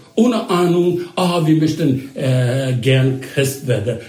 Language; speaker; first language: German; non-native, learner; Persian